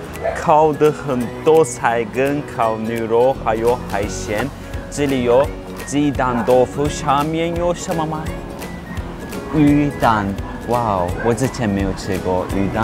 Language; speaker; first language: Chinese; non-native, fluent; Turkish